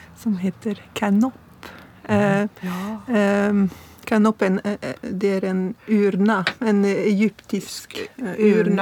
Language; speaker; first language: Swedish; non-native, fluent; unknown